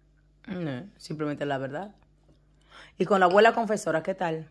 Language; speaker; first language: Spanish; native; Spanish